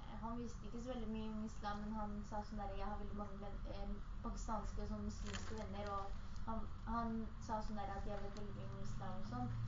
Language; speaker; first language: Norwegian; early bilingual, other home language; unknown